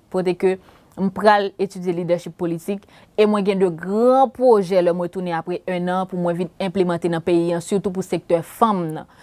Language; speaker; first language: Haitian Creole; native; Haitian Creole